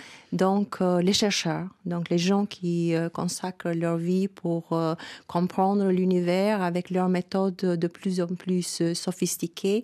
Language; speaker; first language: French; non-native, fluent; Albanian